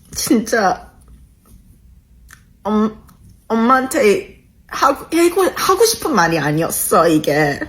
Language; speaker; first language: Korean; early bilingual, heritage; Korean